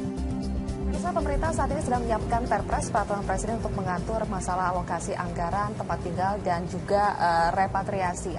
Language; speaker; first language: Indonesian; native; Indonesian